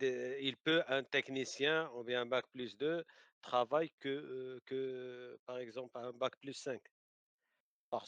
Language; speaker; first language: French; non-native, learner; Arabic